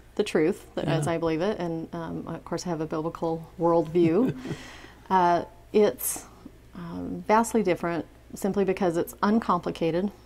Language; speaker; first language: English; native; English